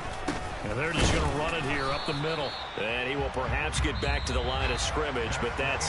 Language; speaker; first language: English; native; English